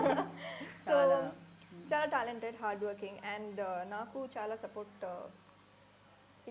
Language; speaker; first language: Telugu; non-native, learner; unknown